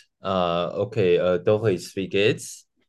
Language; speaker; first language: German; non-native, fluent; Chinese